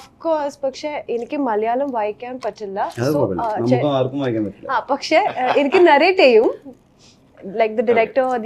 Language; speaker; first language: Malayalam; early bilingual, heritage; Malayalam